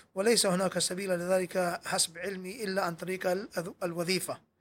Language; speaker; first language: Arabic; non-native, fluent; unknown